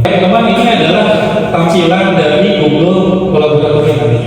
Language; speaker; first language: Indonesian; native; Indonesian